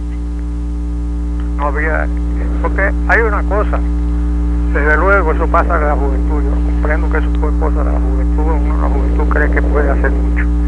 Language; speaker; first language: Spanish; native; Spanish